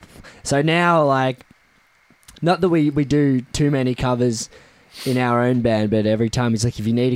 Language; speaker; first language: English; native; English